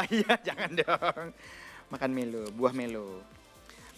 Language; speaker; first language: Indonesian; native; Indonesian